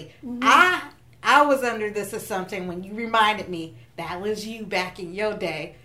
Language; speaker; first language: English; native; English